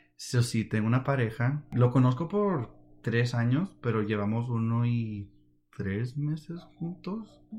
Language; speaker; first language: Spanish; early bilingual, heritage; Spanish